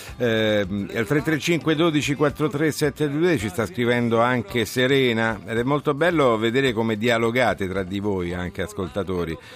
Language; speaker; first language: Italian; native; Italian